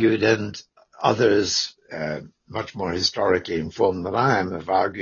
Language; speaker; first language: English; native; English